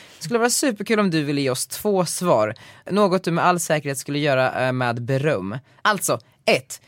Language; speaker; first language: Swedish; native; Swedish